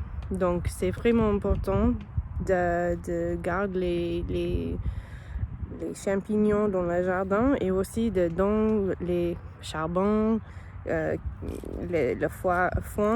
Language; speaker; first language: French; non-native, learner; English